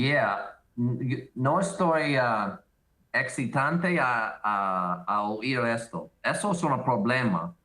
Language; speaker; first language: Spanish; non-native, learner; English